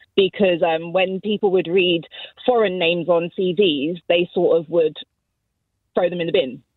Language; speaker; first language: English; native; English